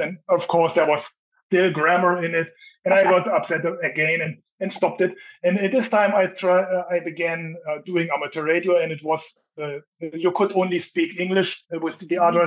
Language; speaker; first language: English; non-native, fluent; German